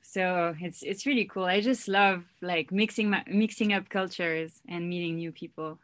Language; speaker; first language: English; non-native, fluent; French